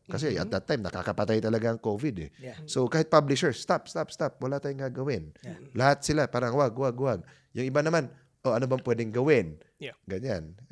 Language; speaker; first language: Filipino; non-native, local second language; Cebuano